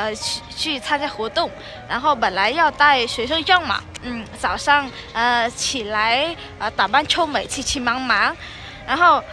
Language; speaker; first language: Chinese; non-native, fluent; Vietnamese